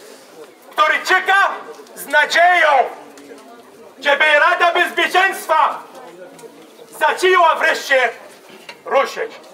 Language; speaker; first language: Polish; non-native, fluent; Arabic